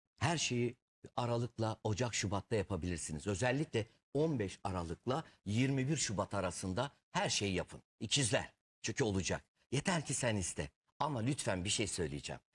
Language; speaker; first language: Turkish; native; Turkish